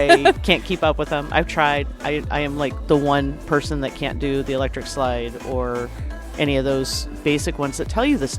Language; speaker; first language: English; native; English